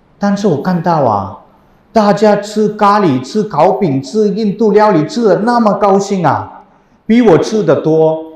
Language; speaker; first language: Chinese; non-native, fluent; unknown